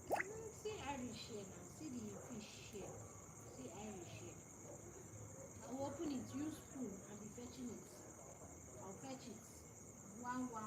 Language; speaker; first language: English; non-native, local second language; Igbo